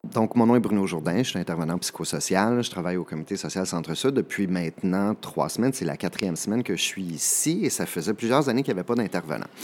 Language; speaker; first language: French; native; French